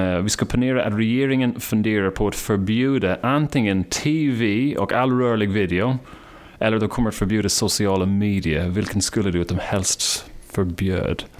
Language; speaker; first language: Swedish; non-native, fluent; English